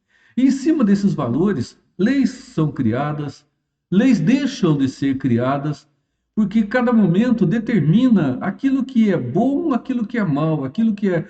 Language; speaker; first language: Portuguese; native; Portuguese